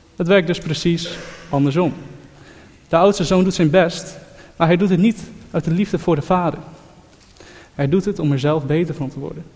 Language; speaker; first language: Dutch; native; Dutch